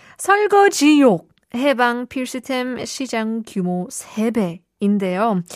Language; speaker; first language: Korean; native; Korean